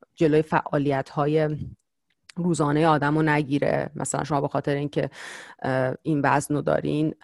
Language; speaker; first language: Persian; native; Persian